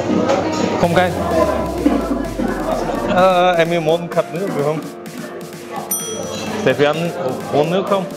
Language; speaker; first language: Vietnamese; non-native, learner; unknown